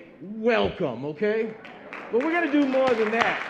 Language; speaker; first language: English; native; English